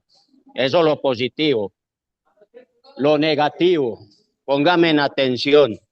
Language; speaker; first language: Spanish; native; Spanish